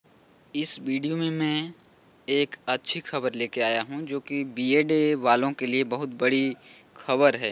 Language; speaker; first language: Hindi; native; Hindi